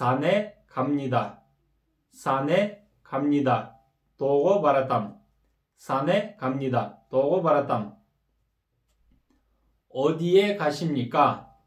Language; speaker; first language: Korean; non-native, fluent; Kyrgyz